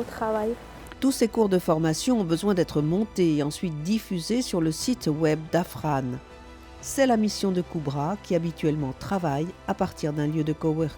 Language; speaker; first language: French; native; French